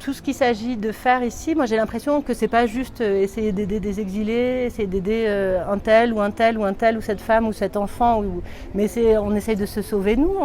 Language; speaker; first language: French; native; French